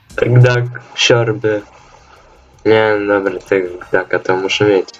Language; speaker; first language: Polish; native; Polish